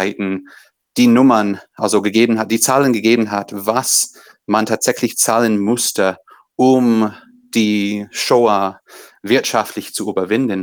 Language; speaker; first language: German; non-native, fluent; English